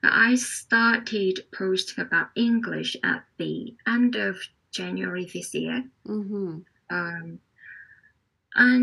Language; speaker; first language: English; non-native, fluent; Korean